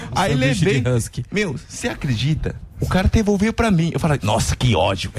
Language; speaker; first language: Portuguese; non-native, fluent; Chinese